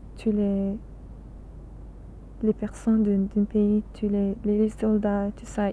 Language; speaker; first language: French; non-native, learner; English